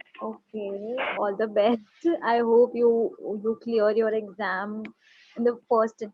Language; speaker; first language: English; non-native, local second language; Hindi